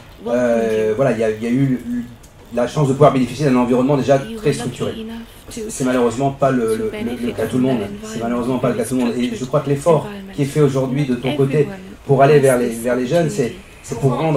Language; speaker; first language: French; native; French